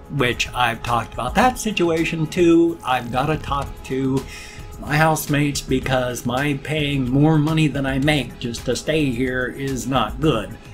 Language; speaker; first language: English; native; English